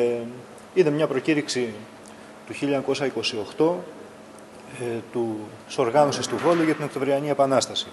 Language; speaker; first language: Greek; native; Greek